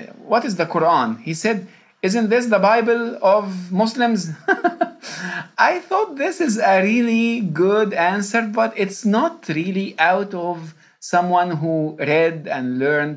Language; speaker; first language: English; non-native, fluent; Arabic